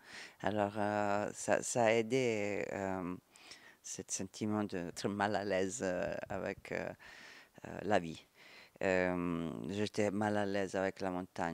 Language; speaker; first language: French; non-native, fluent; Italian